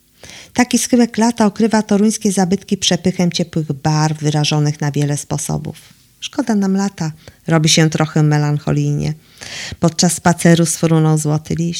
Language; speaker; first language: Polish; native; Polish